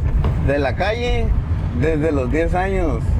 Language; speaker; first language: Spanish; native; Spanish